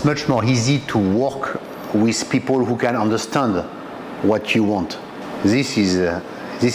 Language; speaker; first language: Chinese; non-native, fluent; French